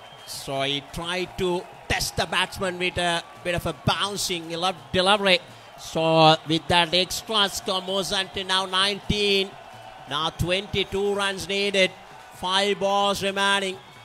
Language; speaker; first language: English; non-native, local second language; Sinhala